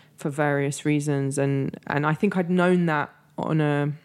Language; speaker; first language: English; native; English